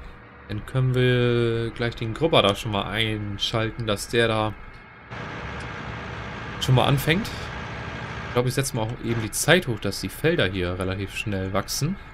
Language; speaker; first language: German; native; German